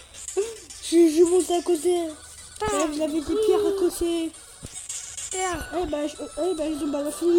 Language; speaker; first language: French; native; French